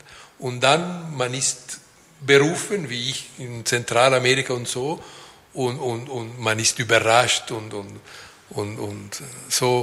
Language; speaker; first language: German; non-native, local second language; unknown